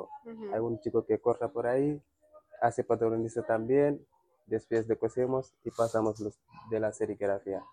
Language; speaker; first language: Spanish; non-native, learner; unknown